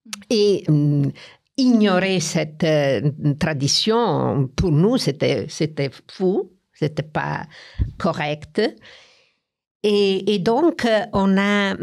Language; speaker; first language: French; non-native, fluent; Italian